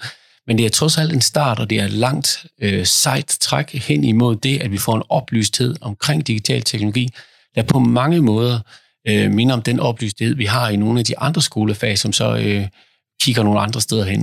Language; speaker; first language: Danish; native; Danish